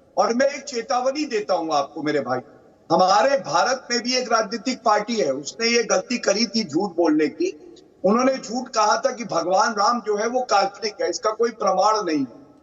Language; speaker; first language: Hindi; native; Hindi